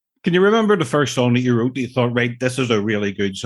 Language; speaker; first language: English; native; English